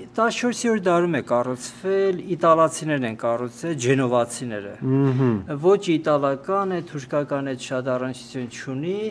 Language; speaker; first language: Armenian; native; Armenian